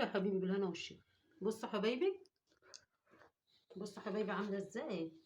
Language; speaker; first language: Arabic; native; Arabic